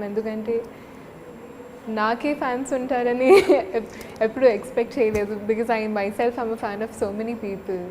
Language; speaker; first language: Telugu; non-native, learner; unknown